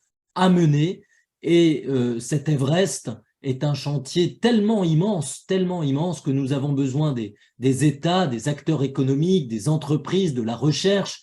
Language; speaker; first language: French; native; French